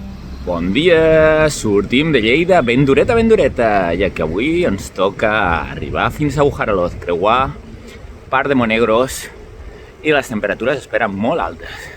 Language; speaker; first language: Catalan; native; Catalan